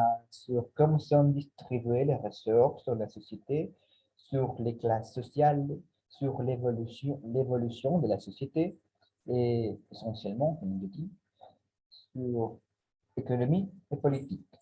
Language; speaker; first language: French; non-native, learner; Spanish